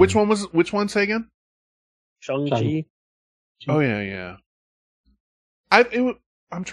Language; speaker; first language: English; native; English